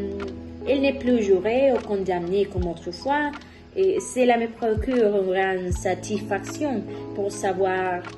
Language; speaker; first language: French; non-native, learner; Spanish